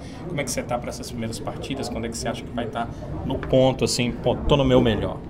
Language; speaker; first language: Portuguese; native; Portuguese